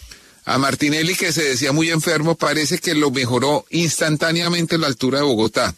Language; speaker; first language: Spanish; native; Spanish